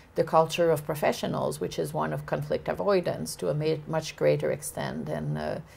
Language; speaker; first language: English; native; English